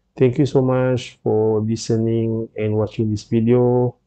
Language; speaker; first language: English; non-native, local second language; Malay